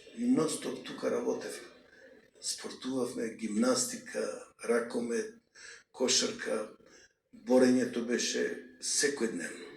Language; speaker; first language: Macedonian; non-native, local second language; Albanian